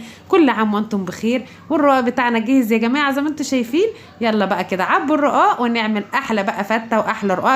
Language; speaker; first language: Arabic; native; Arabic